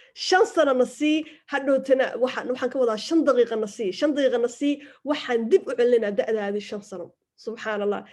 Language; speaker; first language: Somali; early bilingual, heritage; Somali